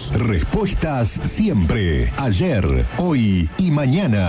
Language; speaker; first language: Spanish; native; Spanish